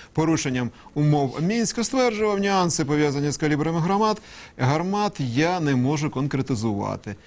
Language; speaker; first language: Ukrainian; native; Ukrainian